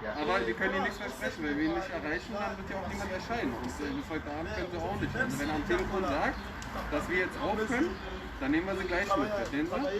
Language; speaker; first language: German; native; German